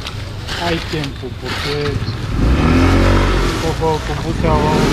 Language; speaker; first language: Spanish; non-native, learner; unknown